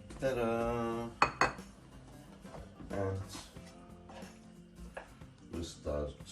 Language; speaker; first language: English; non-native, learner; Arabic